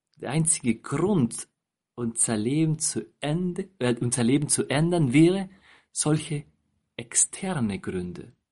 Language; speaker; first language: German; non-native, fluent; Spanish